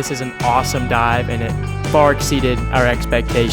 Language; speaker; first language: English; native; English